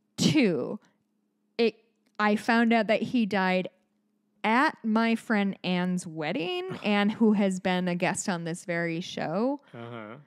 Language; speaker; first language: English; native; English